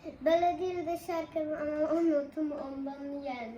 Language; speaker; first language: Turkish; early bilingual, heritage; Turkish